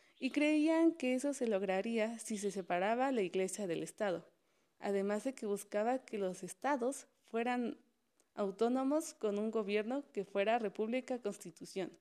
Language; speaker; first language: Spanish; native; Spanish